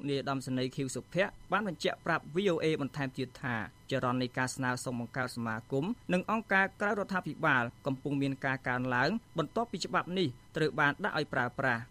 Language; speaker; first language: Khmer; native; Khmer